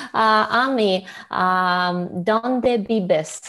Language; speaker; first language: Spanish; non-native, learner; Russian